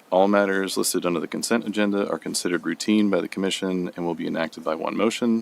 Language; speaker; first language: English; native; English